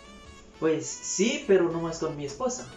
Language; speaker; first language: Spanish; non-native, learner; Haitian Creole